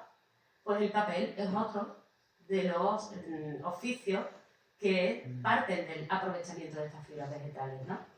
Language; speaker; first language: Spanish; native; Spanish